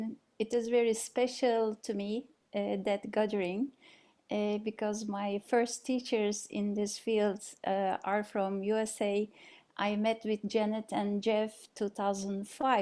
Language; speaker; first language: English; non-native, fluent; Turkish